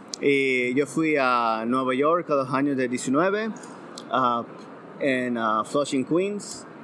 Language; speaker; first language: Spanish; early bilingual, heritage; Spanish